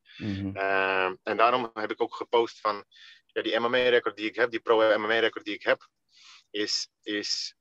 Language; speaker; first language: Dutch; early bilingual, other home language; Russian